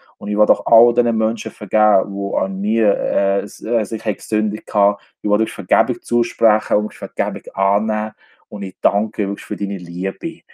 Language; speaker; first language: German; non-native, fluent; Albanian